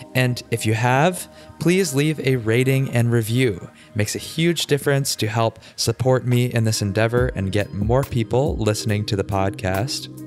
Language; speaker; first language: English; native; English